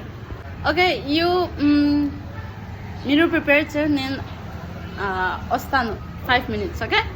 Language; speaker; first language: Telugu; non-native, learner; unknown